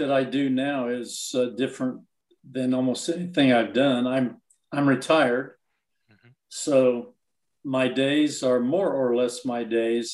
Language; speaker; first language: English; native; English